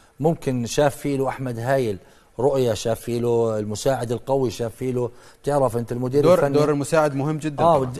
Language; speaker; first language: Arabic; native; Arabic